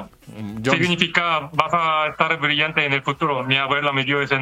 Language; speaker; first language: Spanish; non-native, fluent; Korean